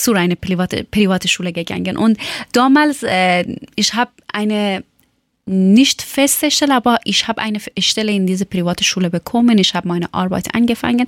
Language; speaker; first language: German; non-native, learner; Persian